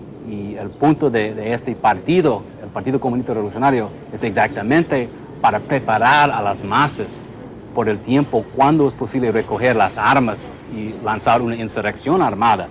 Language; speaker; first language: Spanish; non-native, fluent; English